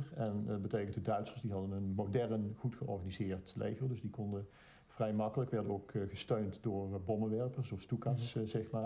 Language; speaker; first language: Dutch; native; Dutch